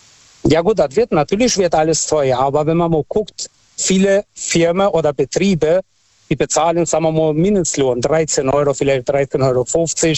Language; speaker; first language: German; non-native, fluent; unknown